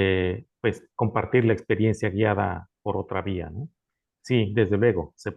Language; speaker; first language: Spanish; native; Spanish